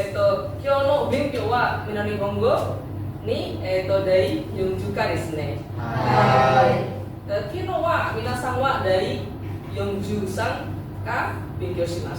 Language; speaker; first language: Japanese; non-native, fluent; Indonesian